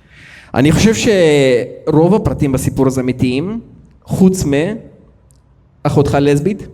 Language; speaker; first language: Hebrew; native; Hebrew